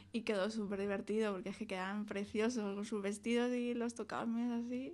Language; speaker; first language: Spanish; native; Spanish